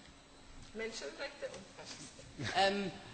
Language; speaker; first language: German; non-native, fluent; Persian